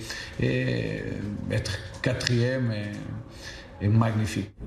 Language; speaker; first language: French; non-native, fluent; Portuguese